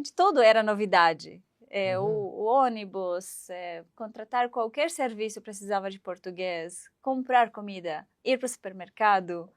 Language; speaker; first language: Portuguese; non-native, fluent; Arabic